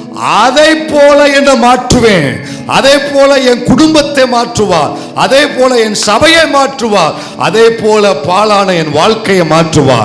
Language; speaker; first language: Tamil; native; Tamil